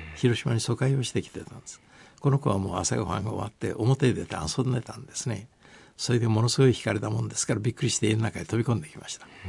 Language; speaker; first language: Japanese; native; Japanese